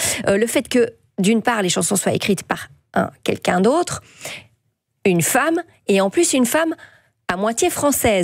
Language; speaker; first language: French; native; French